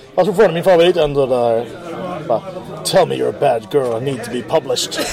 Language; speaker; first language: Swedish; early bilingual, other home language; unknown